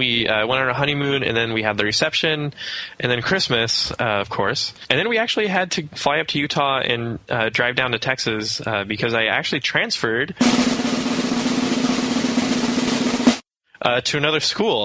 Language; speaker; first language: English; non-native, fluent; Spanish